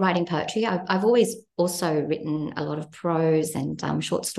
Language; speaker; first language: English; native; English